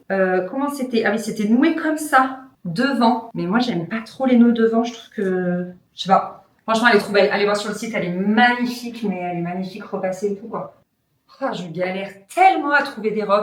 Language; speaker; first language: French; native; French